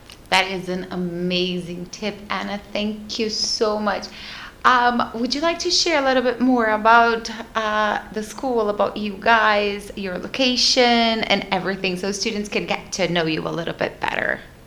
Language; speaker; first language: English; non-native, fluent; Portuguese